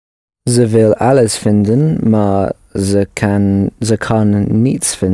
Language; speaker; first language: Dutch; non-native, learner; English